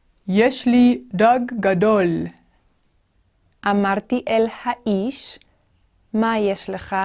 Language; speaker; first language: Hebrew; non-native, fluent; English